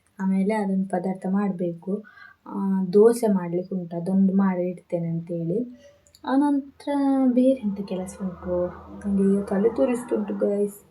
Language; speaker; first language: Kannada; non-native, local second language; Tulu